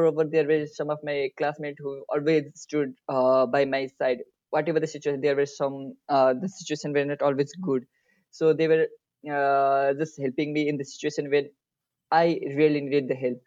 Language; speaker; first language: English; non-native, local second language; Nepali